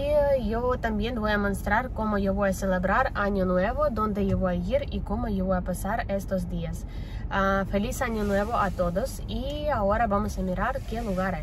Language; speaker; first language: Spanish; non-native, learner; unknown